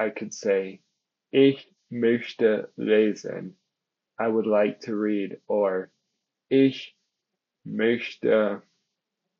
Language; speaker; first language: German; non-native, fluent; English